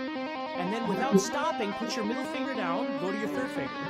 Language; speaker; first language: English; native; English